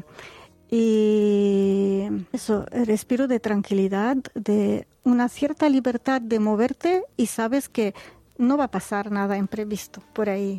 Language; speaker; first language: Spanish; non-native, fluent; Arabic